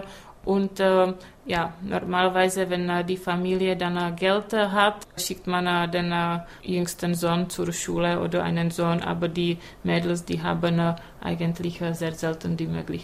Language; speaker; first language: German; non-native, fluent; Czech